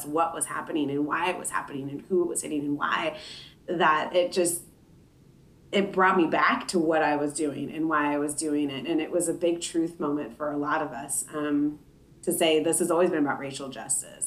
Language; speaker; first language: English; native; English